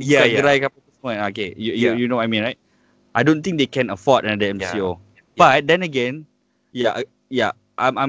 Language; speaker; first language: English; non-native, local second language; Malay